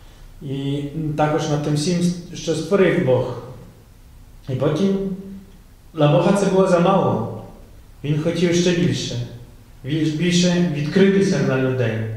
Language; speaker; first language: Ukrainian; non-native, fluent; Polish